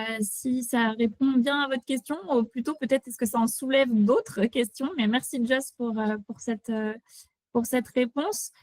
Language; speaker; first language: French; native; French